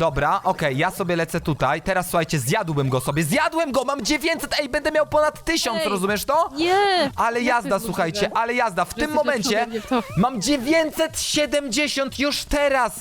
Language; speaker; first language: Polish; native; Polish